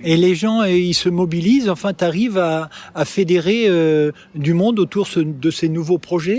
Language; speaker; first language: French; native; French